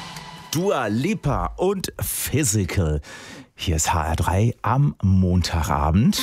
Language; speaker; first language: German; native; German